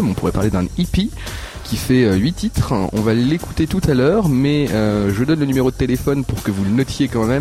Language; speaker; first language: French; native; French